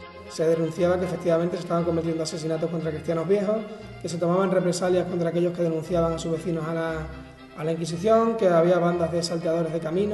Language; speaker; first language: Spanish; native; Spanish